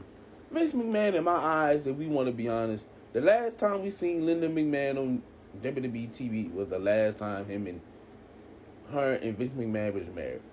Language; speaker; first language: English; native; English